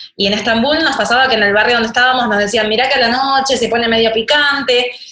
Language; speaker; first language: Spanish; native; Spanish